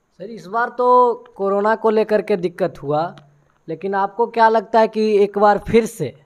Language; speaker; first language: Hindi; native; Hindi